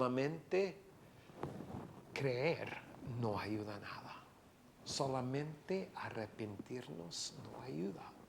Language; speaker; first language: Spanish; non-native, fluent; English